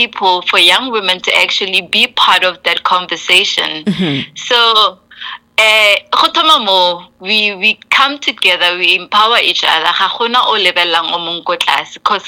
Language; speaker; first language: English; non-native, local second language; Tswana